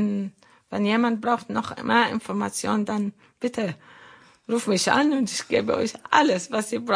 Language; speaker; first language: German; non-native, learner; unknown